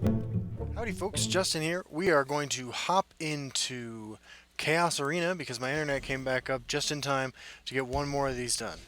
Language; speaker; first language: English; native; English